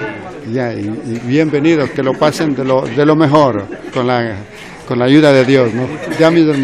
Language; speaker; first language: Spanish; native; Spanish